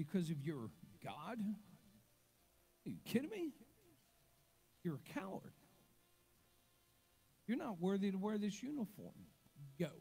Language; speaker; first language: English; native; English